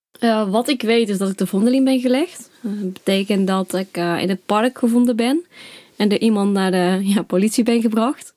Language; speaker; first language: Dutch; native; Dutch